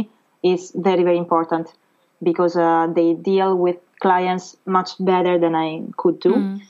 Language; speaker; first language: English; non-native, fluent; Italian